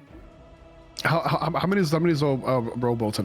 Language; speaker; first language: English; native; English